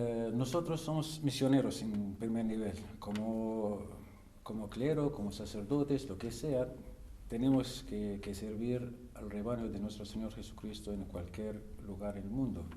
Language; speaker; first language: Spanish; non-native, fluent; Arabic